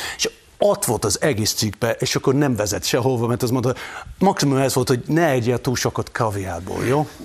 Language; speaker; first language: Hungarian; non-native, fluent; English